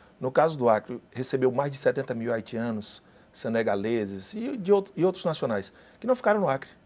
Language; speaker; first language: Portuguese; native; Portuguese